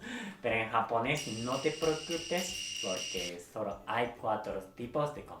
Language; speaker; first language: Spanish; non-native, fluent; Japanese